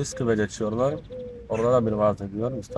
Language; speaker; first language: Turkish; non-native, learner; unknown